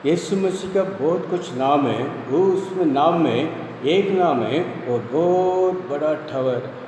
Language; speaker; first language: Hindi; non-native, local second language; Tamil